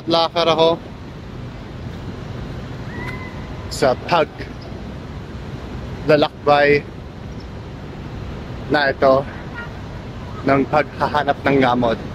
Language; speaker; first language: Filipino; non-native, learner; English